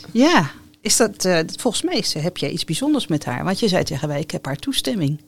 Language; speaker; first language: Dutch; native; Dutch